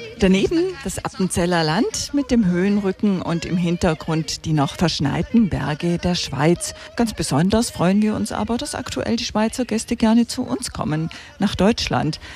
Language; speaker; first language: German; native; German